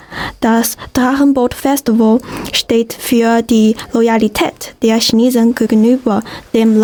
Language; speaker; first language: German; non-native, learner; Chinese